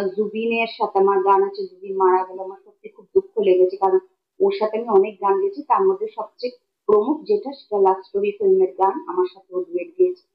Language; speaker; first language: Bangla; native; Bangla